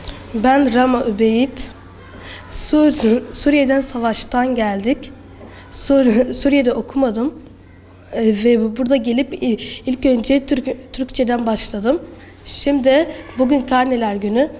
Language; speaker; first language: Turkish; early bilingual, other home language; Arabic